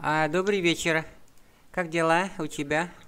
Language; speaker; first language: Russian; non-native, fluent; Vietnamese